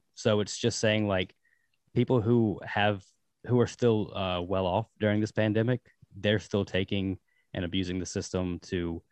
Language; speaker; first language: English; native; English